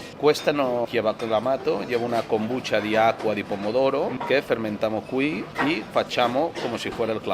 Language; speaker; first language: Italian; non-native, learner; Spanish